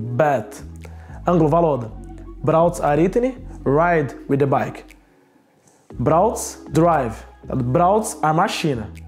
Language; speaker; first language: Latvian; non-native, learner; Portuguese